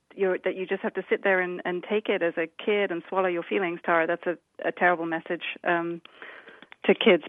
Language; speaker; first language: English; native; English